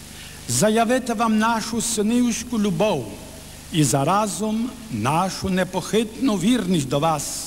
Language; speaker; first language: Ukrainian; early bilingual, heritage; Ukrainian